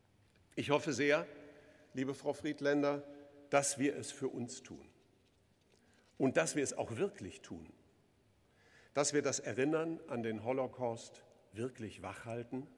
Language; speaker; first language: German; native; German